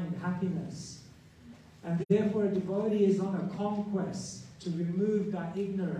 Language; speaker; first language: English; native; English